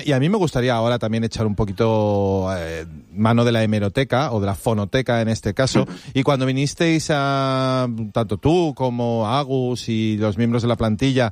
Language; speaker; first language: Spanish; native; Spanish